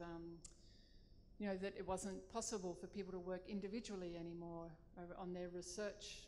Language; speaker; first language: English; native; English